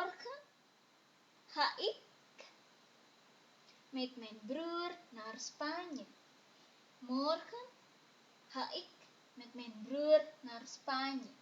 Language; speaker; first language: Dutch; non-native, fluent; Indonesian